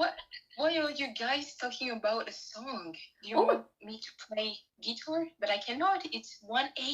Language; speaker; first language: English; non-native, learner; French